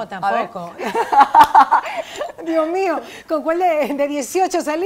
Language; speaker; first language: Spanish; native; Spanish